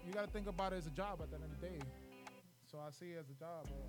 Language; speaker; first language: English; early bilingual, other home language; Spanish